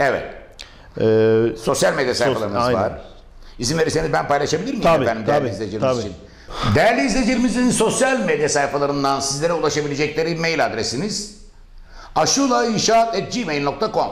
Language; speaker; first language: Turkish; native; Turkish